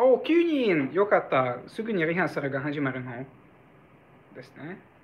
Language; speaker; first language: Japanese; non-native, fluent; Hungarian